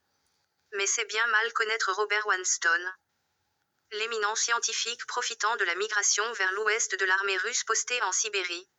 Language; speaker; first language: French; native; French